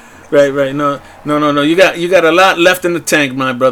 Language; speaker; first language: English; early bilingual, other home language; Spanish